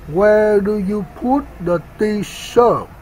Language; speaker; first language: English; non-native, learner; Vietnamese